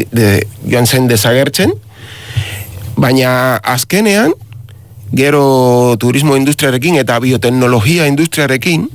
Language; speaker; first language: Basque; non-native, learner; Spanish